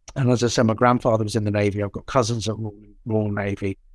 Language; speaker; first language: English; native; English